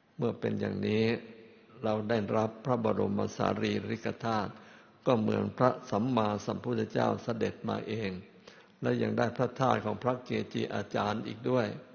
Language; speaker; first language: Thai; native; Thai